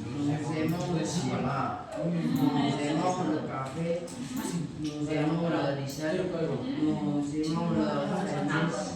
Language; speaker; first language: French; non-native, learner; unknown